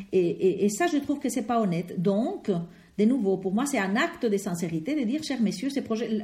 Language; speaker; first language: French; non-native, fluent; Spanish